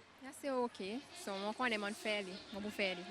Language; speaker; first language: French; non-native, learner; Seselwa Creole French